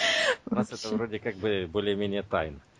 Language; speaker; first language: Russian; native; Russian